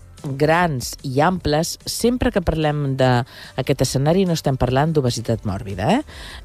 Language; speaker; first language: Catalan; native; Catalan